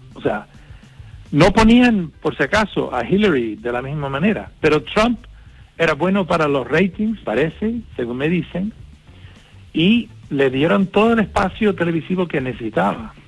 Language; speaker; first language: Spanish; non-native, fluent; English